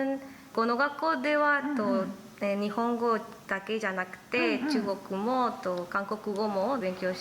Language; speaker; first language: Japanese; non-native, learner; Spanish